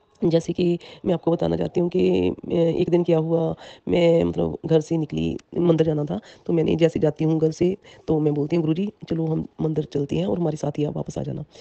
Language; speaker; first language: Hindi; non-native, local second language; Punjabi